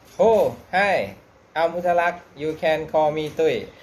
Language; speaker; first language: English; non-native, learner; Thai